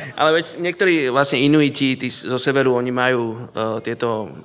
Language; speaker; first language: Slovak; native; Slovak